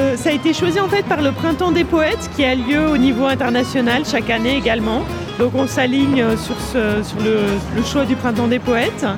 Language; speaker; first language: French; native; French